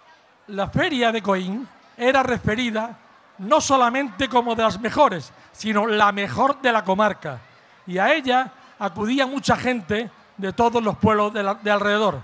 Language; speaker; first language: Spanish; native; Spanish